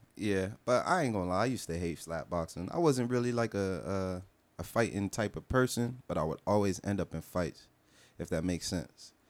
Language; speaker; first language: English; early bilingual, other home language; Haitian Creole